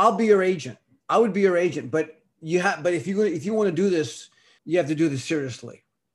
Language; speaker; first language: English; early bilingual, other home language; Spanish